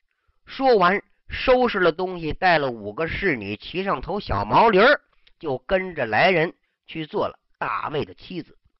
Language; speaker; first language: Chinese; native; Chinese